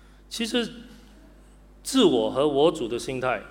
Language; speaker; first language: Chinese; native; Chinese